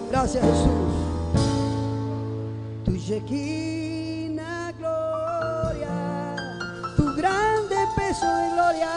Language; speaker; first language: Spanish; native; Spanish